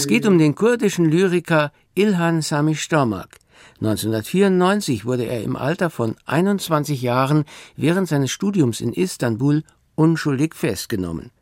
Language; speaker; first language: German; native; German